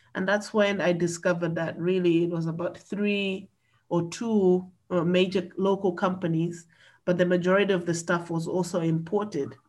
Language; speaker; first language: English; non-native, local second language; Nyanja